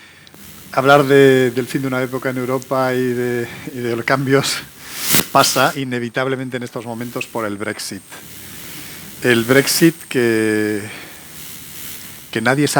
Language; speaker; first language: Spanish; native; Spanish